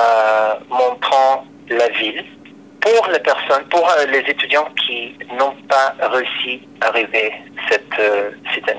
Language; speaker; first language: French; non-native, fluent; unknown